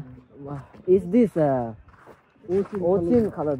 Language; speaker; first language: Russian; non-native, learner; Bangla